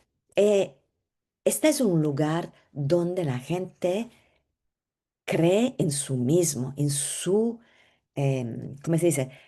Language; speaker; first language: Spanish; non-native, learner; Italian